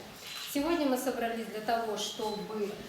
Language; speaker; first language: Russian; native; Russian